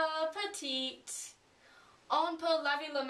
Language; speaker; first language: French; non-native, learner; English